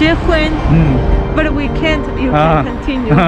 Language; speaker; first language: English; non-native, learner; Armenian